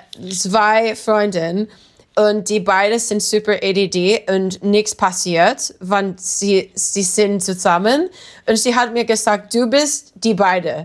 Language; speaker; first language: German; non-native, learner; English